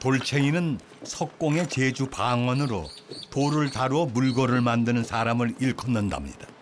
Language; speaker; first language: Korean; native; Korean